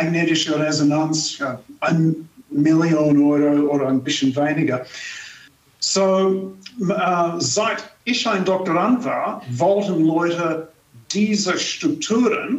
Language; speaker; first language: German; non-native, fluent; English